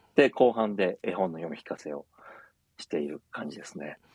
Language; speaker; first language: Japanese; native; Japanese